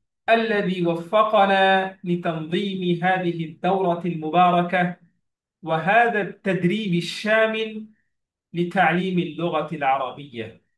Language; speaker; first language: Arabic; non-native, fluent; Bangla